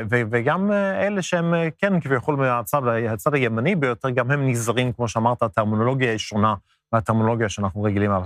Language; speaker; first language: Hebrew; non-native, fluent; Swedish